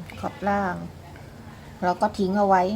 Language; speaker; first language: Thai; native; Thai